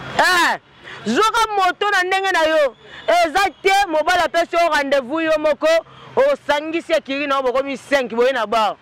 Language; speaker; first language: Lingala; native; Lingala